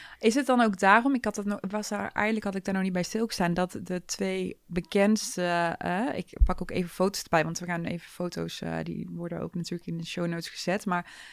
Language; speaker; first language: Dutch; early bilingual, other home language; Turkish